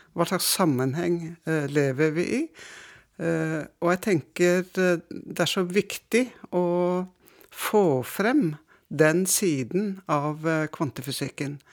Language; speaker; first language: Norwegian; native; Norwegian